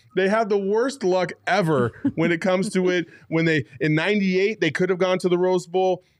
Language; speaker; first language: English; native; English